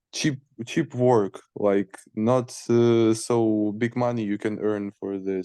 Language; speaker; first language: English; non-native, learner; Ukrainian